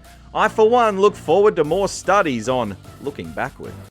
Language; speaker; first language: English; native; English